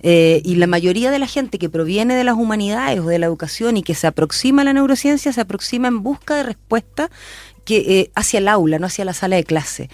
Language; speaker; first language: Spanish; native; Spanish